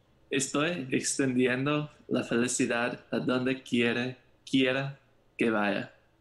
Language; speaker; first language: Spanish; non-native, learner; English